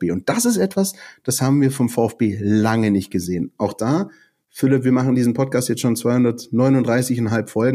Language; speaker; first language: German; native; German